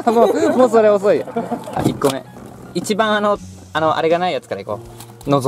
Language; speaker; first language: Japanese; native; Japanese